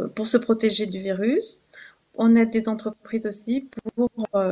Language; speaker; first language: French; native; French